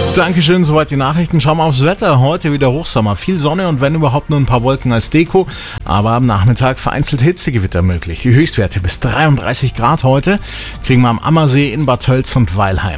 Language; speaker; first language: German; native; German